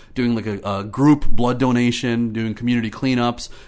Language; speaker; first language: English; native; English